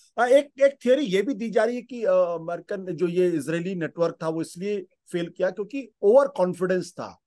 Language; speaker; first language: Hindi; native; Hindi